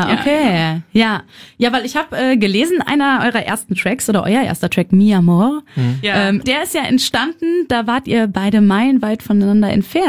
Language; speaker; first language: German; native; German